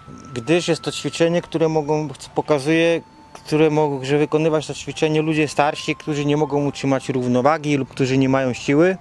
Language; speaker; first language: Polish; non-native, fluent; Vietnamese